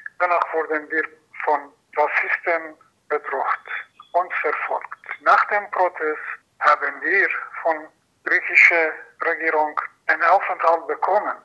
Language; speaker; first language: German; non-native, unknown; Persian